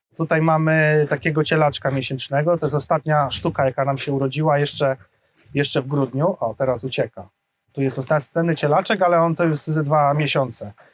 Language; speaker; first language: Polish; native; Polish